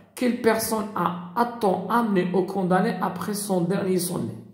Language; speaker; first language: French; non-native, local second language; Arabic